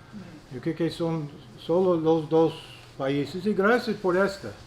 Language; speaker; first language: Spanish; non-native, fluent; English